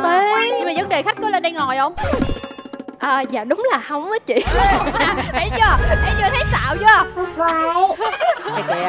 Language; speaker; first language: Vietnamese; native; Vietnamese